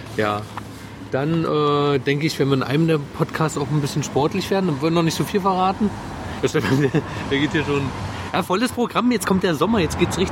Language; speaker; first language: German; native; German